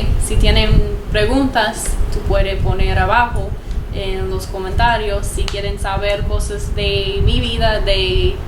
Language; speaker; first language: Spanish; non-native, learner; English